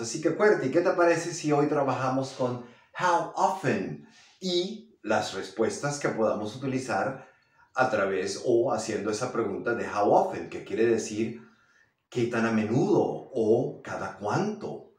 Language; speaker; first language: Spanish; native; Spanish